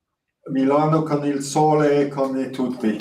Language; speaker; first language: Italian; non-native, learner; French